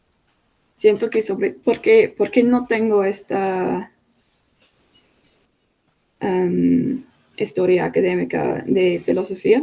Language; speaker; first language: Spanish; non-native, fluent; English